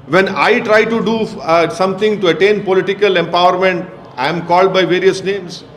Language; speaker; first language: English; non-native, local second language; Hindi